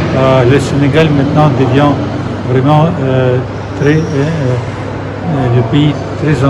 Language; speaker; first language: French; non-native, fluent; Russian